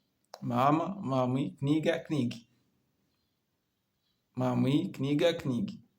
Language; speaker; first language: Russian; non-native, learner; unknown